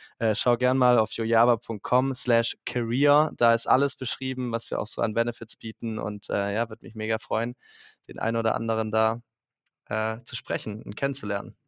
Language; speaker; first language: German; native; German